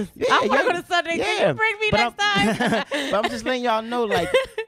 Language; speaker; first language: English; native; English